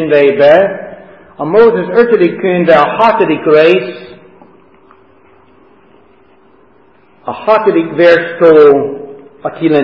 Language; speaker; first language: Hungarian; non-native, fluent; English